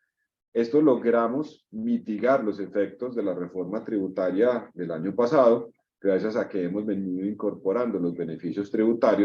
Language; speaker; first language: Spanish; native; Spanish